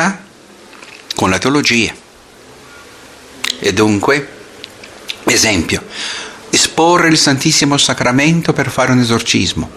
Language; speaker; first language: Italian; non-native, fluent; Portuguese